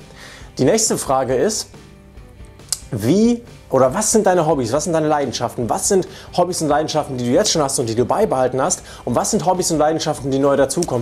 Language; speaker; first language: German; native; German